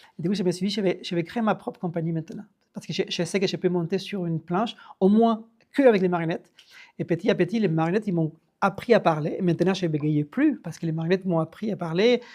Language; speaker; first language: French; non-native, fluent; Spanish